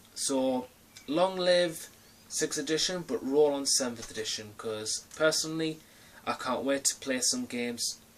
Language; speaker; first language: English; native; English